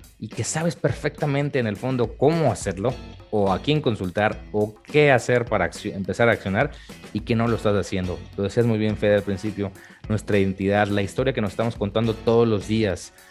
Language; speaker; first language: Spanish; native; Spanish